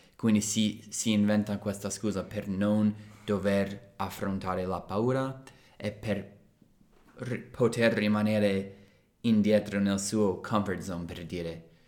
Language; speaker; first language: Italian; non-native, fluent; English